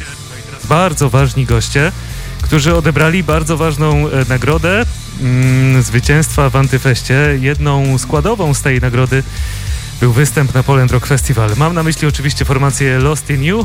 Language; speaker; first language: Polish; native; Polish